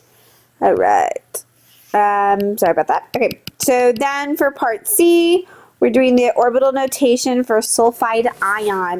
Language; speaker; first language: English; native; English